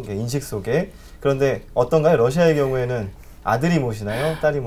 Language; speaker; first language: Korean; native; Korean